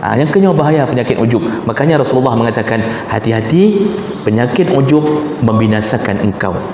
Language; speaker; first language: Malay; non-native, local second language; Achinese